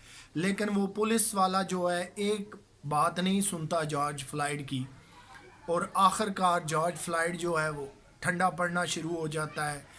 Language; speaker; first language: Urdu; native; Urdu